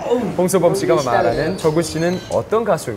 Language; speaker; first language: Korean; native; Korean